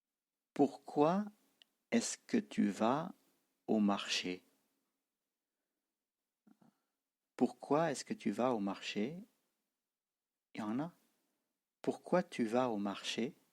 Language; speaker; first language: French; non-native, fluent; Tibetan